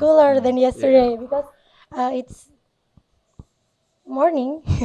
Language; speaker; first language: English; non-native, learner; Indonesian